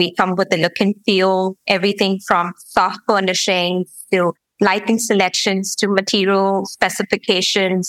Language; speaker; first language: English; non-native, local second language; Gujarati